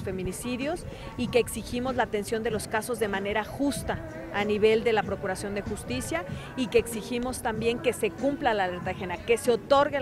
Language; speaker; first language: Spanish; native; Spanish